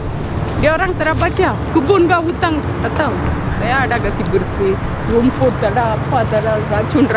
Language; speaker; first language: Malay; non-native, local second language; Tamil